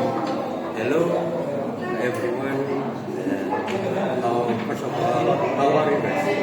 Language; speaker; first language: English; non-native, fluent; Indonesian